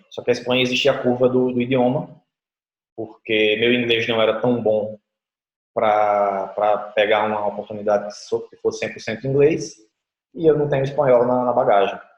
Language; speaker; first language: Portuguese; native; Portuguese